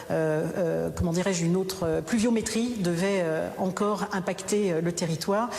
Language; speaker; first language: French; native; French